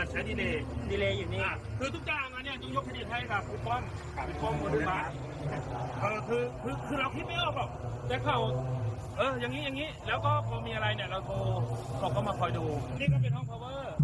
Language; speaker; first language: Thai; native; Thai